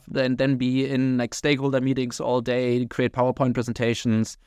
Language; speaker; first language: English; non-native, fluent; German